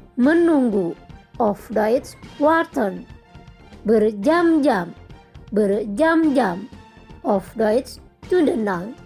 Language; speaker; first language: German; non-native, fluent; Indonesian